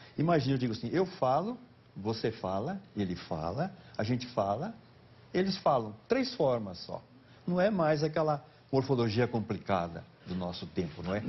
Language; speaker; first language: Portuguese; native; Portuguese